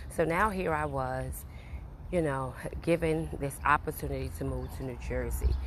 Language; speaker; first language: English; native; English